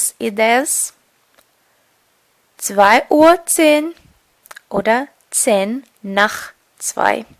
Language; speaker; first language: German; non-native, fluent; Portuguese